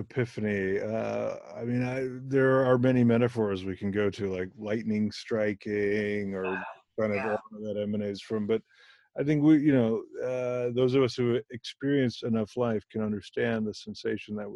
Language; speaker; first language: English; non-native, fluent; Hindi